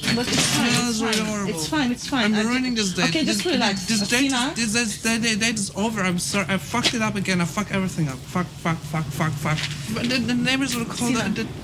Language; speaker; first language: English; early bilingual, other home language; Persian